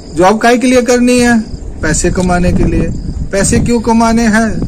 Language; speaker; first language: Hindi; non-native, local second language; Marathi